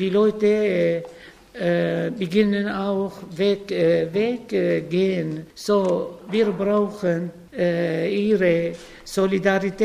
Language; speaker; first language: German; non-native, learner; Arabic